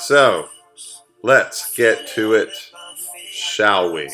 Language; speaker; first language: English; native; English